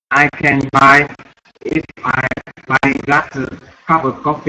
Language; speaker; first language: English; non-native, learner; Vietnamese